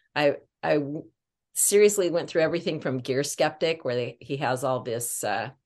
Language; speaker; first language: English; native; English